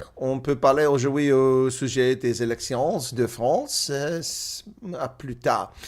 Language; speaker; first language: French; non-native, learner; English